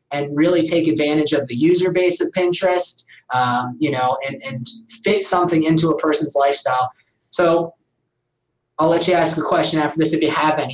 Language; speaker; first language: English; native; English